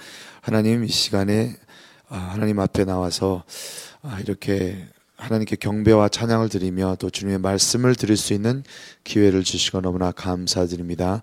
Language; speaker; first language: Korean; native; Korean